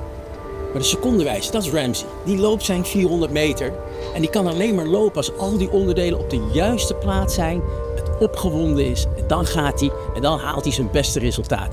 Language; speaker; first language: Dutch; native; Dutch